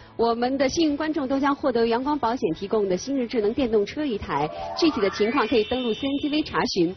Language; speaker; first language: Chinese; native; Chinese